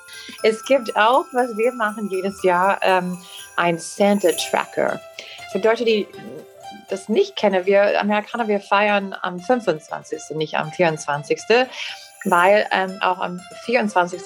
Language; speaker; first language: German; non-native, fluent; English